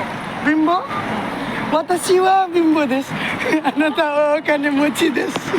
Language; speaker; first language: Japanese; non-native, learner; Nepali